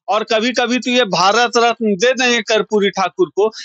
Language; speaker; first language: Hindi; native; Hindi